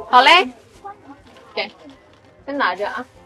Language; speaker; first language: Chinese; non-native, local second language; Indonesian